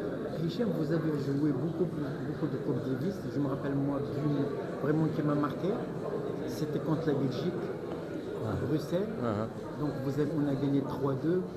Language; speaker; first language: French; non-native, local second language; Arabic